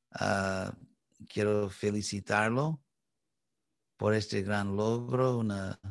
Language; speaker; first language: Spanish; non-native, fluent; English